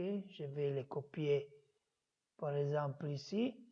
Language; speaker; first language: French; non-native, fluent; Italian